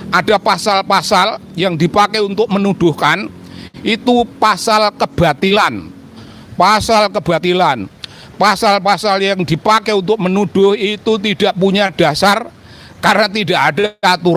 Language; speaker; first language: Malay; non-native, local second language; Javanese